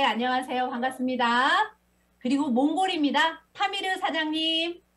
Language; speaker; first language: Korean; native; Korean